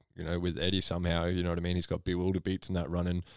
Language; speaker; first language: English; native; English